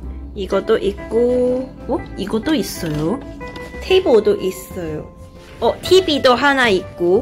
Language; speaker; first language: Korean; non-native, learner; Cantonese